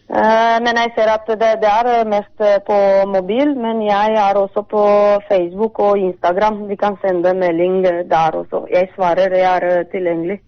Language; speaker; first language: Norwegian; non-native, fluent; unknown